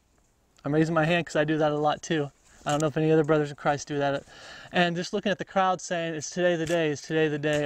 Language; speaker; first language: English; native; English